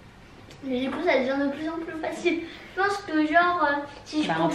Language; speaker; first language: French; native; French